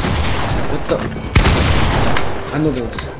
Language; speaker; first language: English; native; English